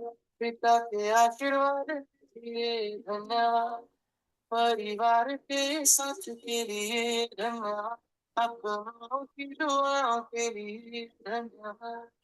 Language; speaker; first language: Hindi; native; Hindi